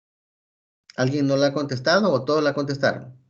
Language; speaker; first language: Spanish; native; Spanish